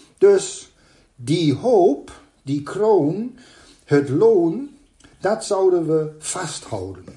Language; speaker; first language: Dutch; non-native, fluent; German